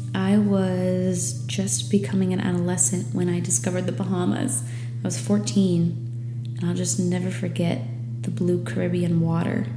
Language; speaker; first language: English; native; English